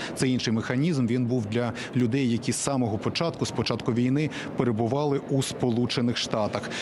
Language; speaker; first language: Ukrainian; native; Ukrainian